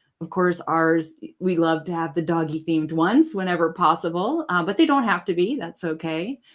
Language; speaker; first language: English; native; English